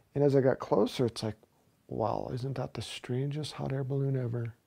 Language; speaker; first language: English; native; English